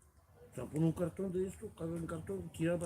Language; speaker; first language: Spanish; non-native, learner; Romanian